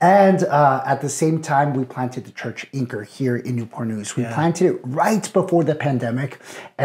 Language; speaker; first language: English; native; English